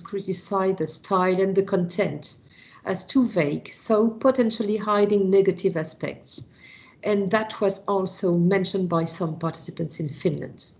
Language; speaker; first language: English; non-native, fluent; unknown